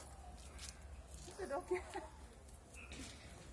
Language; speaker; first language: German; non-native, learner; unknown